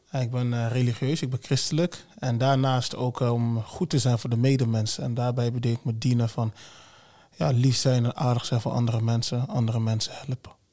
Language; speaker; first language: Dutch; early bilingual, other home language; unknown